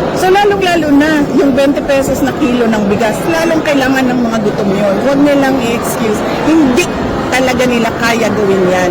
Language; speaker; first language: Filipino; native; Filipino